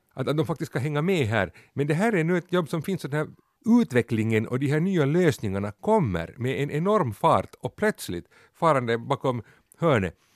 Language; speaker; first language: Swedish; native; Swedish